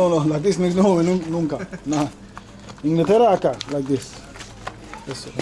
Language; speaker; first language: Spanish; non-native, learner; English